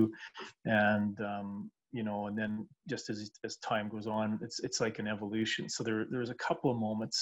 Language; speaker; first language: English; native; English